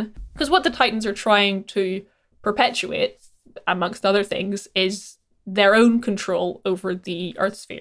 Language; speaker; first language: English; native; English